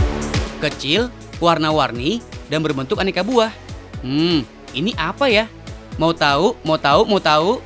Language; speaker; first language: Indonesian; native; Indonesian